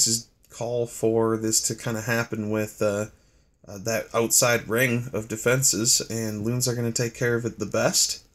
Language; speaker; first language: English; native; English